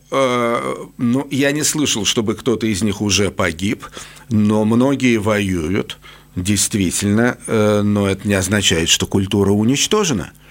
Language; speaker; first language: Russian; native; Russian